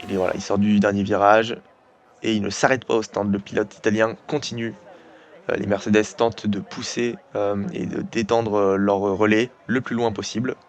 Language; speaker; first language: French; native; French